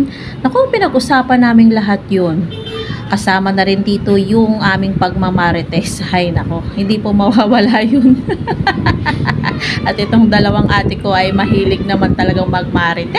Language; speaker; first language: Filipino; non-native, local second language; Waray